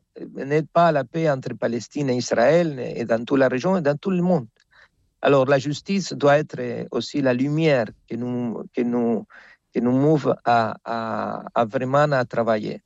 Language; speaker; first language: French; non-native, fluent; Spanish